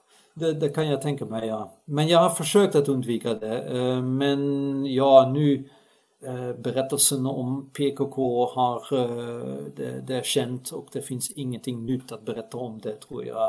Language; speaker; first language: Swedish; non-native, fluent; Dutch